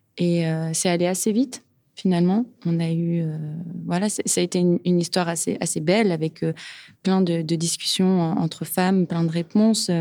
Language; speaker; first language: French; native; French